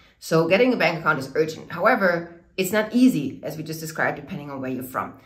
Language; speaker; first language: English; non-native, fluent; German